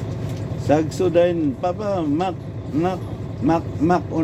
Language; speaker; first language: German; non-native, learner; Filipino